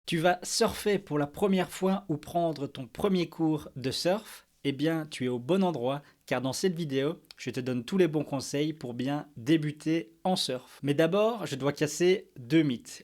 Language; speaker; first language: French; native; French